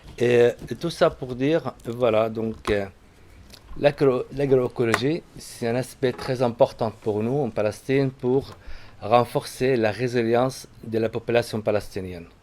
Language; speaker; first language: French; non-native, fluent; Arabic